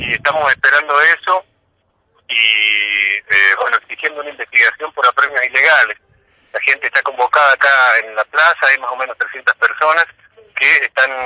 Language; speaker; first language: Spanish; native; Spanish